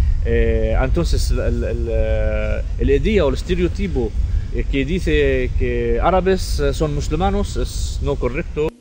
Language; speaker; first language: Spanish; non-native, fluent; Arabic